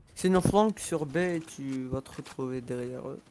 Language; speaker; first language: French; non-native, local second language; Arabic